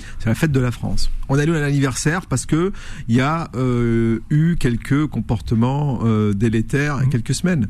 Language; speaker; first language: French; native; French